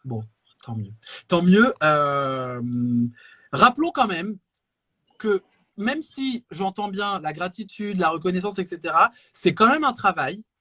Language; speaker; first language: French; native; French